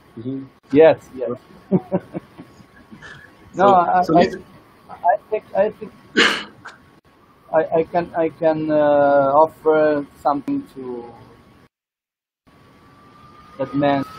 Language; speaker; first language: English; non-native, learner; Italian